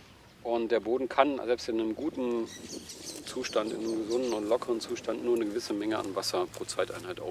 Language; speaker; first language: German; native; German